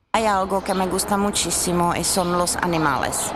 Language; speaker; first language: Spanish; non-native, learner; Czech